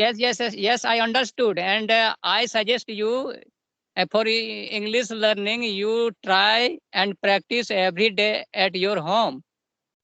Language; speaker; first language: English; non-native, learner; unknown